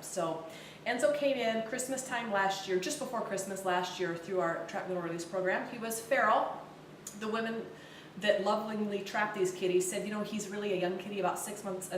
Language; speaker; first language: English; native; English